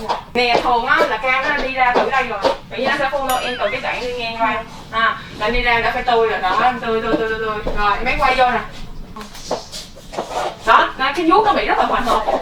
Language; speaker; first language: Vietnamese; native; Vietnamese